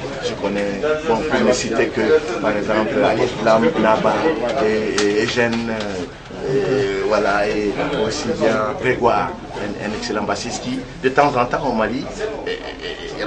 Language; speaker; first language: French; non-native, local second language; Bambara